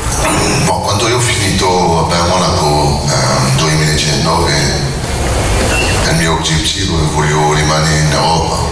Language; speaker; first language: Italian; non-native, fluent; French